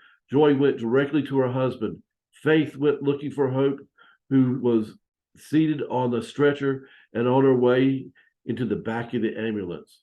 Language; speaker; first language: English; native; English